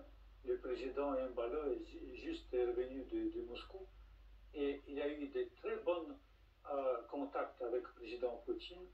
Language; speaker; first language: French; non-native, fluent; Russian